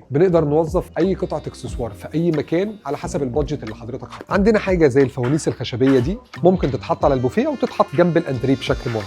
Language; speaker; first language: Arabic; native; Arabic